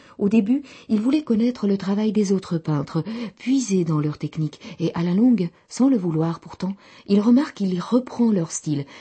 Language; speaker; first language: French; non-native, fluent; Czech